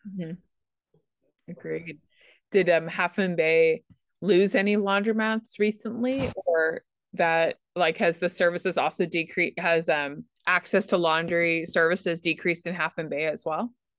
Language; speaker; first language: English; native; English